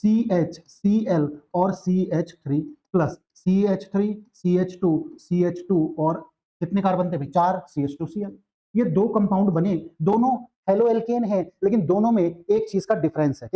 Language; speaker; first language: Hindi; native; Hindi